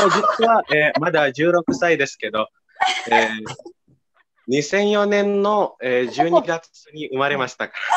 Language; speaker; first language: Japanese; non-native, fluent; Indonesian